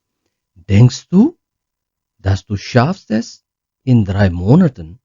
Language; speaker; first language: German; non-native, learner; Urdu